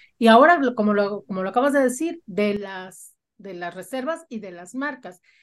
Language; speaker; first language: Spanish; native; Spanish